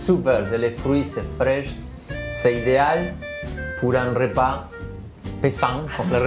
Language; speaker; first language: French; non-native, fluent; Spanish